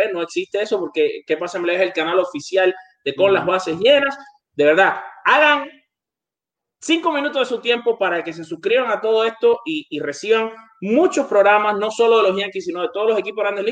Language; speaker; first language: Spanish; native; Spanish